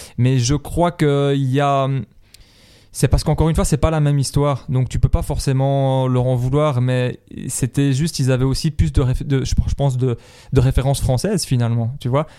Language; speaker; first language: French; native; French